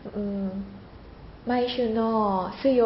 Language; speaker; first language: Japanese; non-native, learner; Indonesian